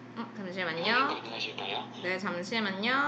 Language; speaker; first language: Korean; native; Korean